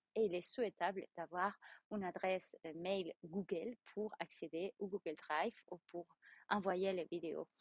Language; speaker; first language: French; non-native, fluent; Spanish